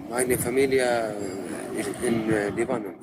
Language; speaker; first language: German; non-native, learner; Arabic